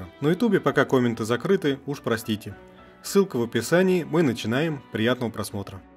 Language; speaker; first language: Russian; native; Russian